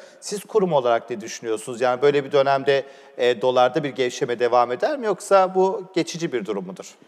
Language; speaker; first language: Turkish; native; Turkish